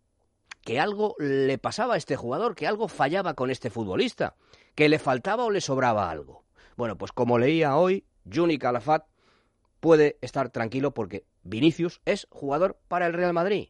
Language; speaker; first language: Spanish; native; Spanish